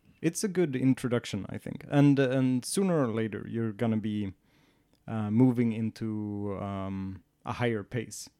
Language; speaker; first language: English; non-native, fluent; Swedish